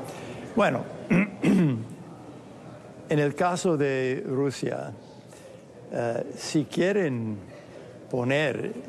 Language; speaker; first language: Spanish; non-native, fluent; English